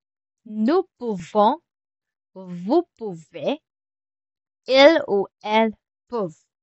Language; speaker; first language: French; non-native, fluent; Filipino